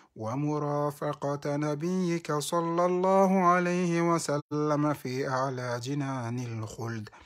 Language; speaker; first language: Arabic; non-native, fluent; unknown